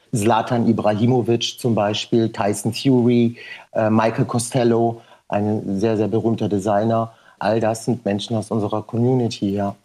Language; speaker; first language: German; native; German